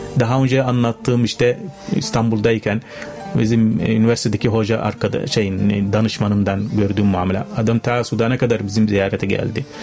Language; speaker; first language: Turkish; non-native, fluent; Arabic